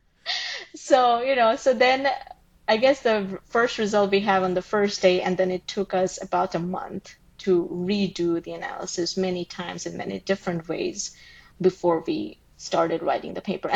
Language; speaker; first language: English; non-native, local second language; Bangla